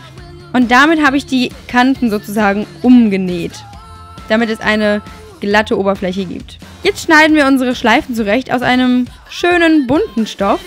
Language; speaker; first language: German; native; German